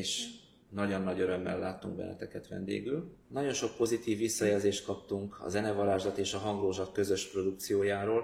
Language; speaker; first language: Hungarian; native; Hungarian